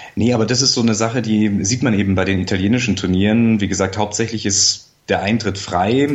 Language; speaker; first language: German; native; German